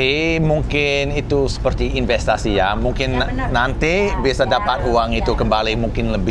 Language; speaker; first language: Indonesian; non-native, fluent; English